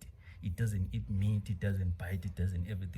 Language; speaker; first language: English; non-native, local second language; Xhosa